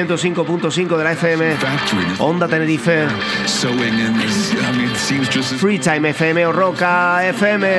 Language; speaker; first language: Spanish; native; Spanish